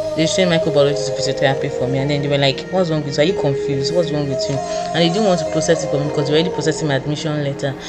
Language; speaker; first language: English; non-native, local second language; Yoruba